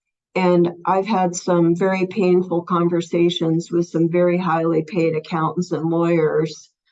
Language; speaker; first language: English; native; English